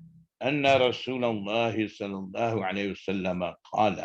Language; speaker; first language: Arabic; non-native, fluent; Malay